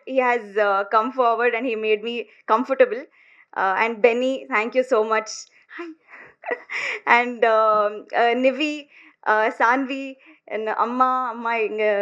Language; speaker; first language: Tamil; non-native, learner; Telugu